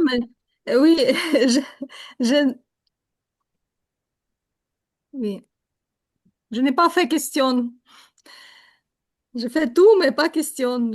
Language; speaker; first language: French; non-native, learner; Ukrainian